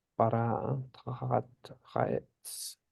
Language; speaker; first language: Hebrew; non-native, fluent; English